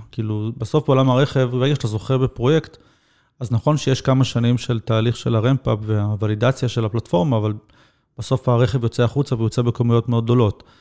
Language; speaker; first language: Hebrew; native; Hebrew